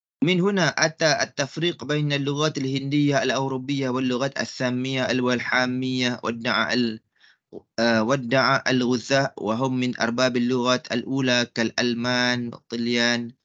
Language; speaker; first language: Arabic; non-native, fluent; Malay